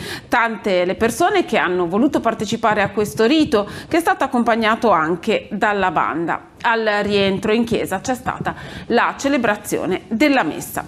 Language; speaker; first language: Italian; native; Italian